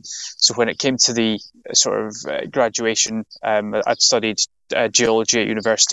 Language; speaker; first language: English; native; English